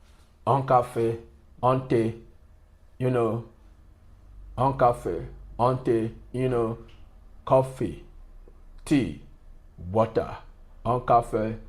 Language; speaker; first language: French; non-native, learner; English